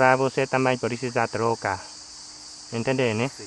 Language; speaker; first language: Portuguese; non-native, learner; Vietnamese